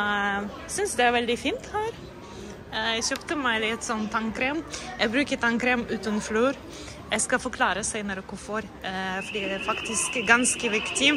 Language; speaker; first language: Norwegian; non-native, fluent; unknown